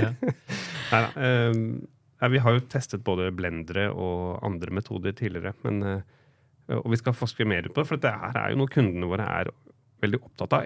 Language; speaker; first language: Norwegian; native; Norwegian